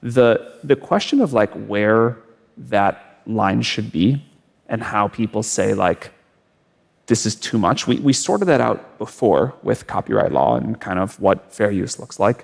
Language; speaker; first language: English; native; English